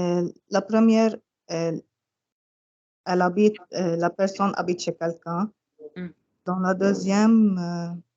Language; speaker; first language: French; non-native, local second language; Arabic